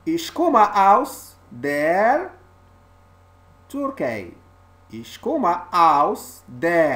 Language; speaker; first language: German; non-native, learner; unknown